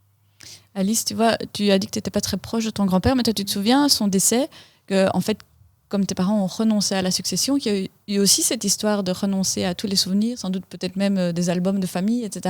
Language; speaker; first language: French; native; French